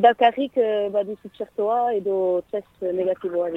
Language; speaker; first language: Basque; non-native, local second language; French